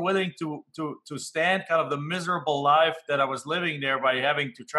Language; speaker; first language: English; non-native, fluent; German